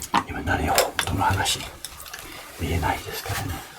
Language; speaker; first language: Japanese; non-native, fluent; English